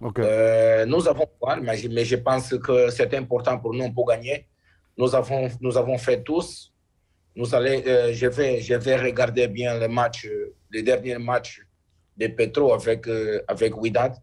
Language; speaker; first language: French; non-native, learner; Portuguese